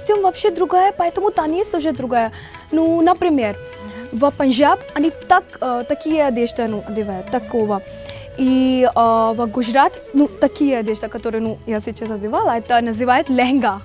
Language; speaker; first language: Russian; non-native, learner; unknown